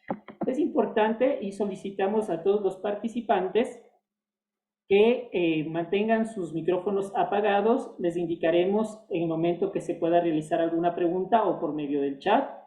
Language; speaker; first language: Spanish; native; Spanish